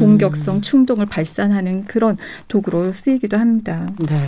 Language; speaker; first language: Korean; native; Korean